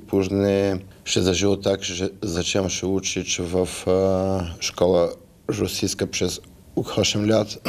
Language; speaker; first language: Polish; non-native, fluent; Bulgarian